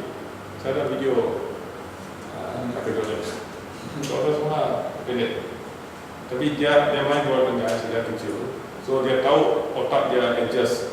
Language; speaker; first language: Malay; non-native, local second language; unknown